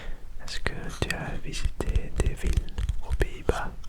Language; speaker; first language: French; non-native, learner; Dutch